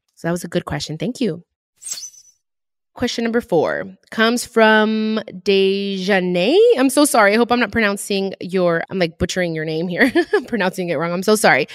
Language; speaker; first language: English; early bilingual, other home language; Spanish